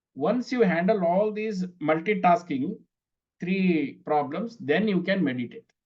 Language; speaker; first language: English; non-native, local second language; Kannada